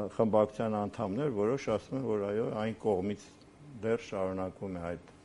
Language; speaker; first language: Armenian; native; Armenian